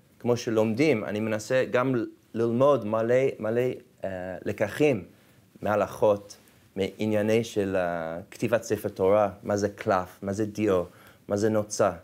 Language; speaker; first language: Hebrew; non-native, fluent; English